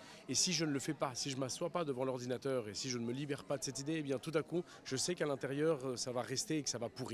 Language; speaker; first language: French; early bilingual, heritage; Spanish